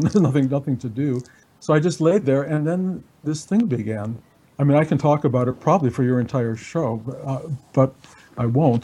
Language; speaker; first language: English; native; English